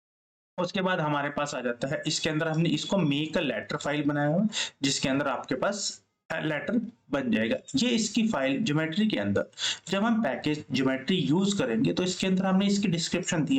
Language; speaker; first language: Hindi; native; Hindi